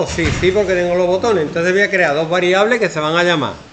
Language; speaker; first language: Spanish; native; Spanish